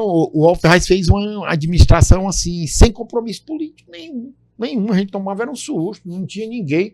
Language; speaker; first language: Portuguese; native; Portuguese